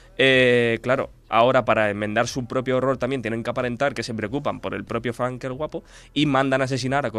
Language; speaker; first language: Spanish; native; Spanish